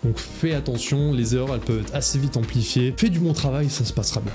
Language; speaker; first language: French; native; French